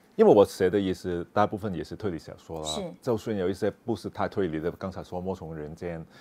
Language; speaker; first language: Chinese; non-native, local second language; Cantonese